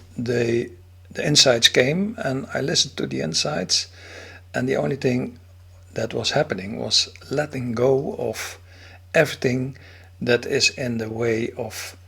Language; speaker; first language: English; non-native, fluent; Dutch